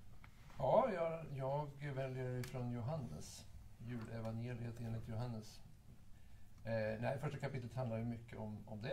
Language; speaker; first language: Swedish; native; Swedish